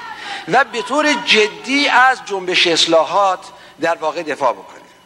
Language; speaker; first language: Persian; native; Persian